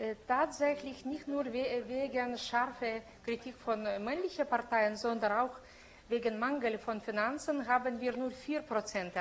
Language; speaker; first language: German; non-native, fluent; Lithuanian